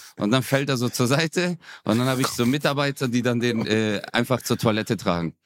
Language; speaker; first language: German; early bilingual, other home language; Turkish